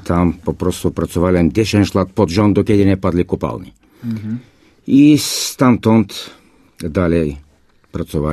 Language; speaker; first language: Polish; non-native, fluent; Bulgarian